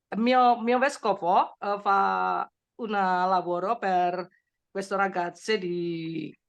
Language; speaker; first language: Italian; non-native, learner; Indonesian